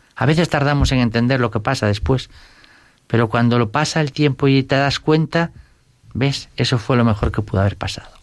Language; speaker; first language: Spanish; native; Spanish